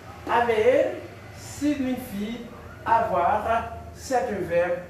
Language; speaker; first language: French; non-native, local second language; Haitian Creole